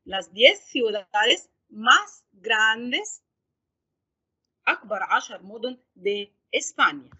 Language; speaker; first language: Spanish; non-native, fluent; Arabic